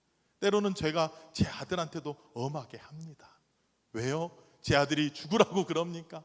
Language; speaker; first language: Korean; native; Korean